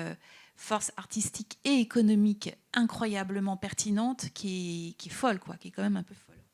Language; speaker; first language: French; native; French